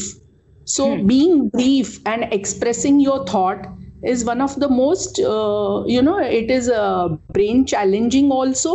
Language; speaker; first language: English; non-native, local second language; Marathi